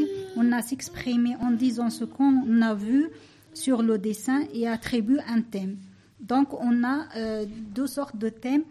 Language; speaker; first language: French; non-native, learner; Arabic